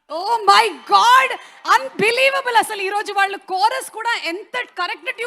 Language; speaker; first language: Telugu; native; Telugu